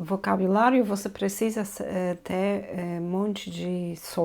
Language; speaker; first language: Portuguese; non-native, learner; Polish